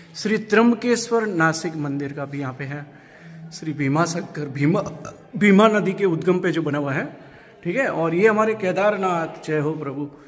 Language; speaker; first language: Hindi; non-native, local second language; Gujarati